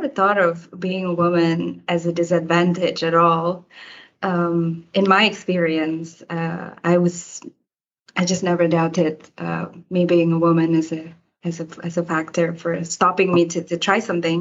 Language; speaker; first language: English; non-native, fluent; Indonesian